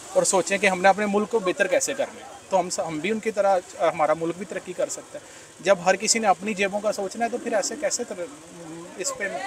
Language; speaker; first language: Urdu; non-native, local second language; Punjabi